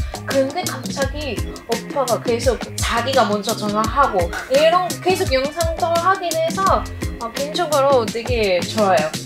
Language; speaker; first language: Korean; non-native, fluent; French